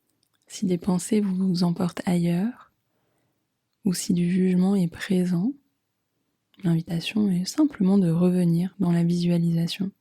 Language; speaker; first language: French; native; French